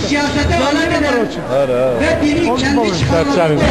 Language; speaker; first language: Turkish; non-native, local second language; Kurdish